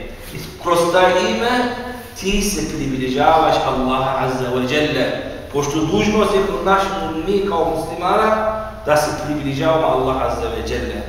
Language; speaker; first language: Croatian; non-native, fluent; Turkish